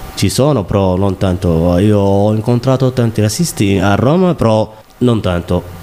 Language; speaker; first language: Italian; non-native, learner; Somali